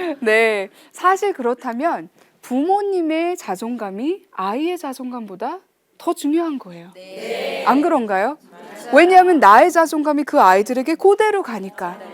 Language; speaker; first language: Korean; early bilingual, heritage; Korean